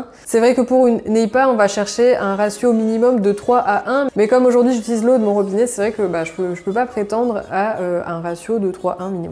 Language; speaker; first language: French; native; French